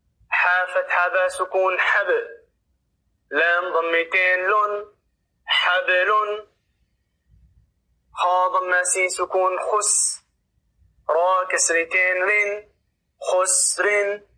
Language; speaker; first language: Arabic; non-native, fluent; Oromo